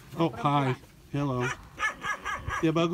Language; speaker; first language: Indonesian; non-native, learner; English